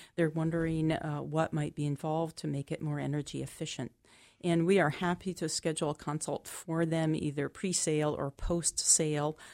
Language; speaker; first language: English; native; English